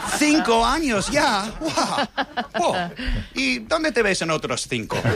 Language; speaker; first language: Spanish; non-native, fluent; English